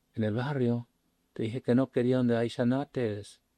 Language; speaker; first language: Spanish; early bilingual, heritage; Spanish